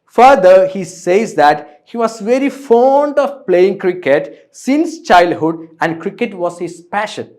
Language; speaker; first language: English; non-native, local second language; Malayalam